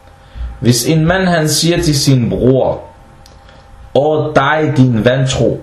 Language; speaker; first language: Danish; non-native, fluent; Arabic